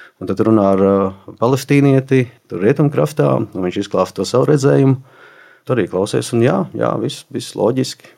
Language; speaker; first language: Latvian; native; Latvian